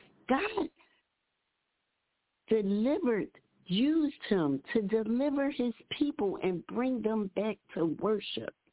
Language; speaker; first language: English; native; English